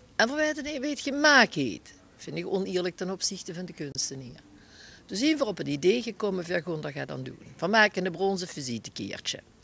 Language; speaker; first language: Dutch; native; Dutch